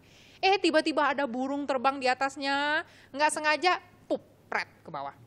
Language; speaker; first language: Indonesian; native; Indonesian